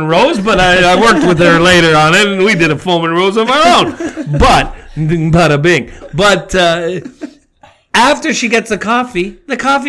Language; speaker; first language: English; native; English